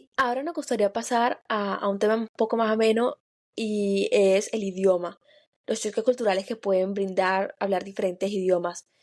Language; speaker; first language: Spanish; native; Spanish